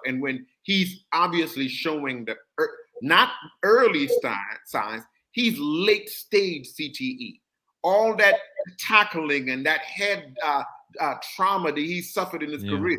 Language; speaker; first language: English; native; English